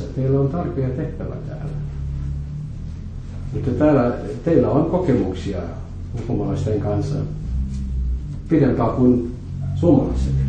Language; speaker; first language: Finnish; non-native, fluent; French